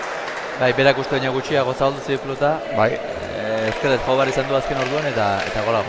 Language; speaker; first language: Basque; native; Basque